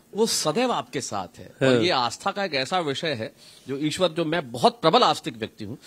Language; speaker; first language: Hindi; native; Hindi